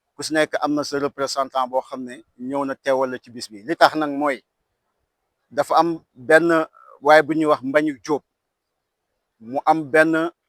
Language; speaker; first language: Wolof; native; Wolof